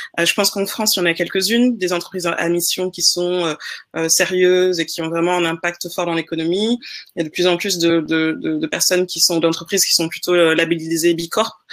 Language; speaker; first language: French; non-native, local second language; Wolof